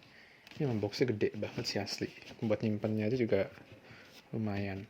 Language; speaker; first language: Indonesian; native; Indonesian